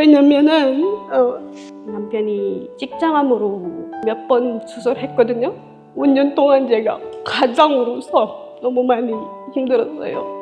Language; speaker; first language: Korean; non-native, learner; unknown